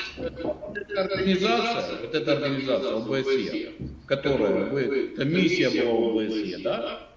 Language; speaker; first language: Russian; native; Russian